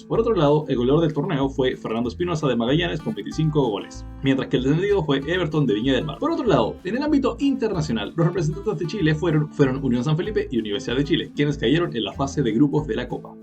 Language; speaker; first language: Spanish; native; Spanish